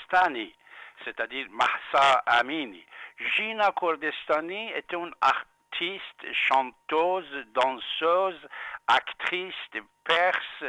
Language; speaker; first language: French; non-native, fluent; Persian